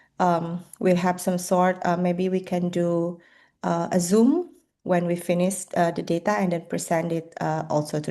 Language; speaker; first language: English; non-native, fluent; Indonesian